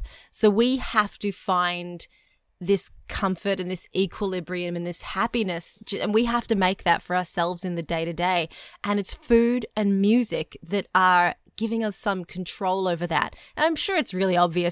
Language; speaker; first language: English; native; English